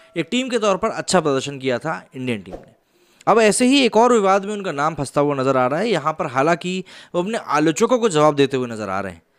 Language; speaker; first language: Hindi; native; Hindi